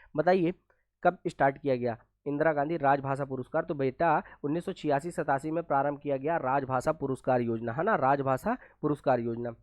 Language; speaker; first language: Hindi; native; Hindi